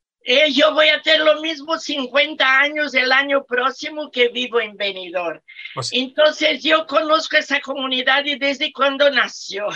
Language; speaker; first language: Spanish; non-native, fluent; Portuguese